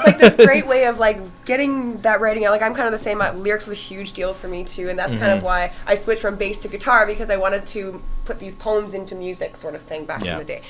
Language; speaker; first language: English; native; English